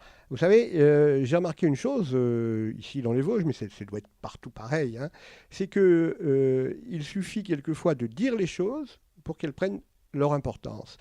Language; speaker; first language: French; native; French